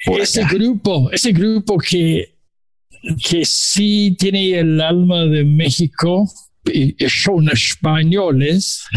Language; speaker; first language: Spanish; non-native, learner; English